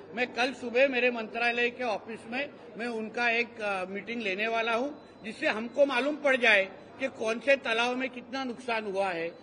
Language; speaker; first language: Hindi; non-native, local second language; Marathi